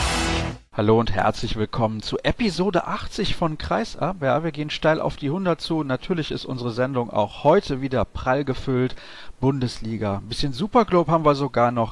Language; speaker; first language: German; native; German